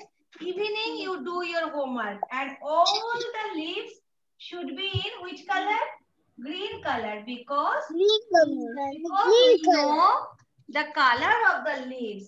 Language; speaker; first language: English; non-native, learner; Bangla